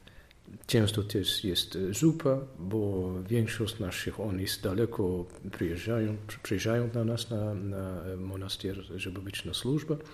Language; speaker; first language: Polish; non-native, learner; Dutch